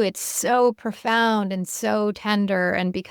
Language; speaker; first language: English; native; English